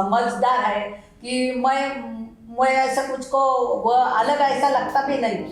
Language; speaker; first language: Hindi; non-native, local second language; Marathi